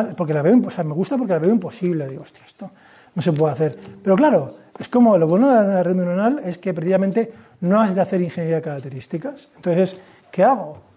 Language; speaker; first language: Spanish; native; Spanish